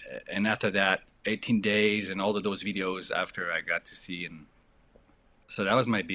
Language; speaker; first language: English; native; English